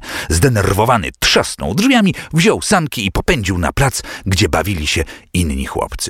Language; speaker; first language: Polish; native; Polish